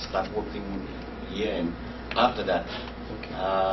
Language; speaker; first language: English; non-native, learner; Vietnamese